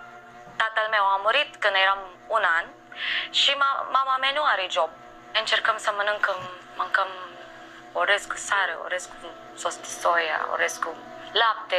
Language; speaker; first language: Romanian; non-native, learner; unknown